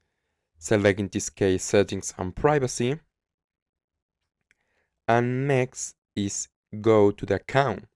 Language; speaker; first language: English; non-native, learner; Spanish